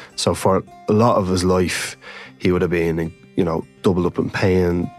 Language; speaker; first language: English; native; English